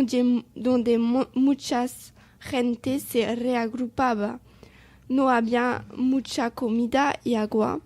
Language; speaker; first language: Spanish; non-native, learner; French